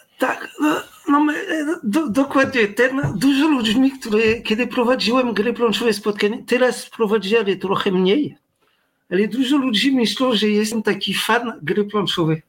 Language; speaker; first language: Polish; non-native, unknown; French